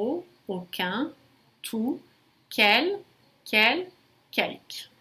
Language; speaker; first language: French; non-native, fluent; Portuguese